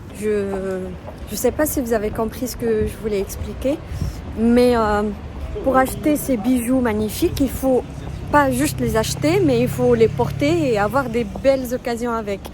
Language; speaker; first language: French; non-native, local second language; Arabic